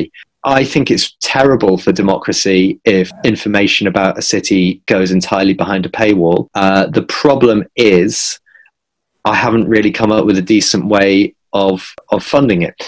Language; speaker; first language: English; native; English